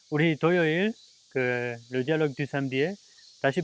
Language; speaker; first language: Korean; non-native, fluent; French